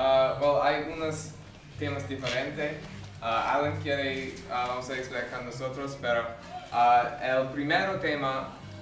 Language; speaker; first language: Spanish; non-native, learner; English